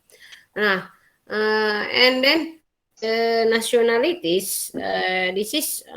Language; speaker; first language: English; non-native, learner; Indonesian